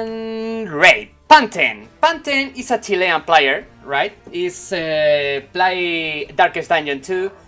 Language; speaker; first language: English; non-native, learner; Spanish